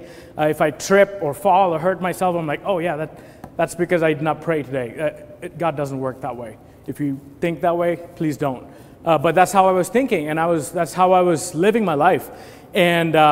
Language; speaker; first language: English; non-native, local second language; Telugu